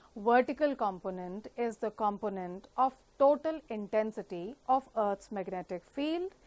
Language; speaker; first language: English; non-native, local second language; Punjabi